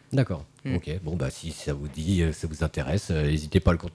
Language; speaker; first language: French; native; French